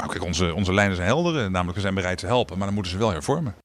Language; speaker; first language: Dutch; native; Dutch